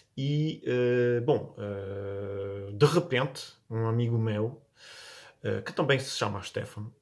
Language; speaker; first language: Portuguese; non-native, fluent; Italian